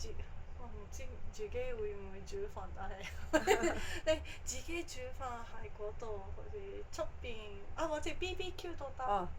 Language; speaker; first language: Cantonese; non-native, fluent; Japanese